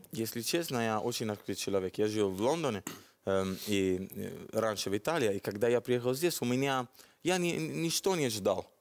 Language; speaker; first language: Russian; non-native, fluent; Italian